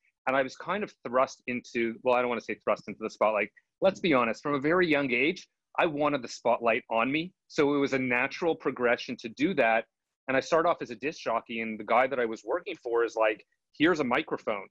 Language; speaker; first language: English; native; English